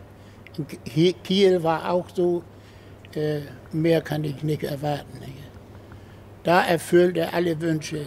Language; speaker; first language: German; native; German